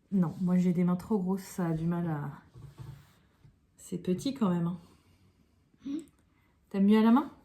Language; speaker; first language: French; native; French